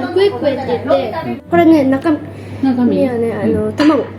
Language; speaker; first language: Japanese; native; Japanese